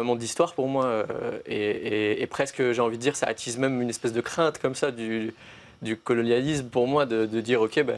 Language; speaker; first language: French; native; French